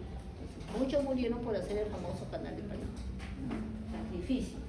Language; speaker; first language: Spanish; native; Spanish